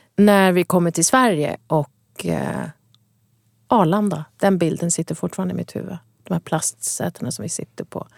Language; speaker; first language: Swedish; early bilingual, other home language; Kurdish